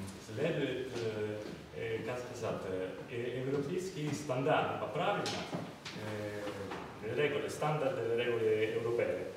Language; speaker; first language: Russian; non-native, learner; Italian